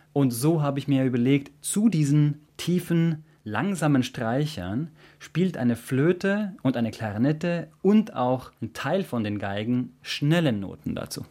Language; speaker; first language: German; non-native, fluent; Swedish